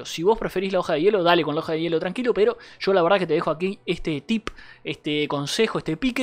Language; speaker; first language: Spanish; native; Spanish